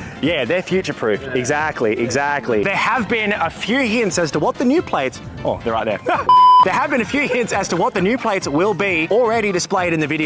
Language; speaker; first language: English; native; English